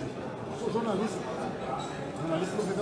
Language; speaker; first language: Portuguese; native; Portuguese